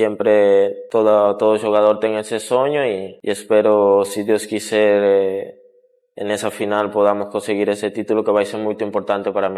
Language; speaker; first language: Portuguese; non-native, fluent; Spanish